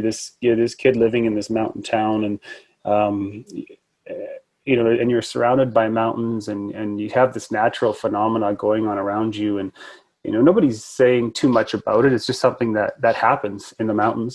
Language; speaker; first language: English; native; English